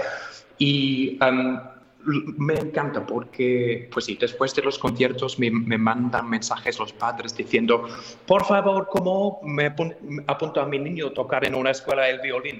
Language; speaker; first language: Spanish; non-native, fluent; English